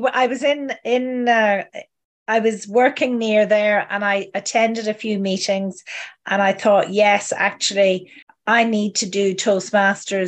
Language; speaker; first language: English; native; English